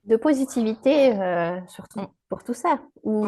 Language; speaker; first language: French; native; French